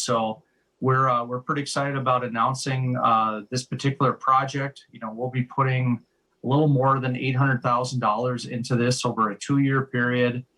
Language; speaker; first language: English; native; English